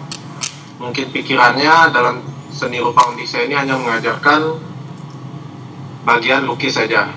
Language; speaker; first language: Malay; non-native, local second language; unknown